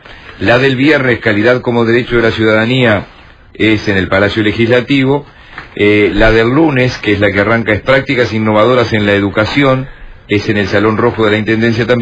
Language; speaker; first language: Spanish; native; Spanish